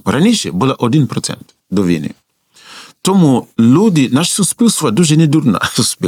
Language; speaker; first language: Ukrainian; non-native, fluent; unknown